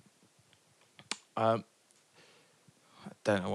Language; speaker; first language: English; native; English